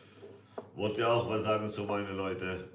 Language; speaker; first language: German; non-native, learner; Kurdish